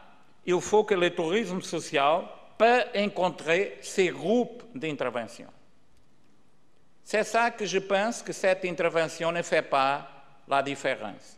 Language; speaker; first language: French; non-native, learner; Portuguese